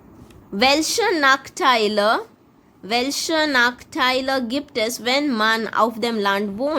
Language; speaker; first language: German; non-native, fluent; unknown